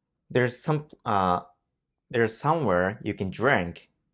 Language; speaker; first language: English; non-native, fluent; Japanese